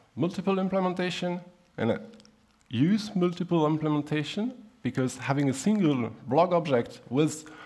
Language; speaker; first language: English; non-native, fluent; German